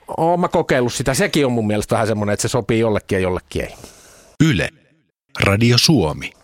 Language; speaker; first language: Finnish; native; Finnish